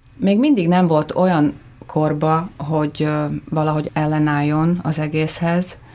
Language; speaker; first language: Hungarian; native; Hungarian